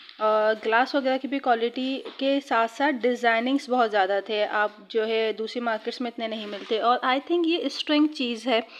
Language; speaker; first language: Urdu; native; Urdu